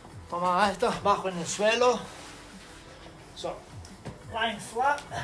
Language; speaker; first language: Spanish; non-native, learner; English